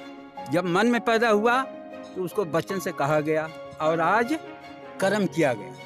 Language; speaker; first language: Hindi; native; Hindi